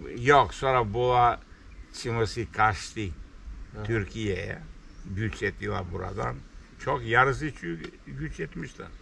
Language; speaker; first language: Turkish; native; Turkish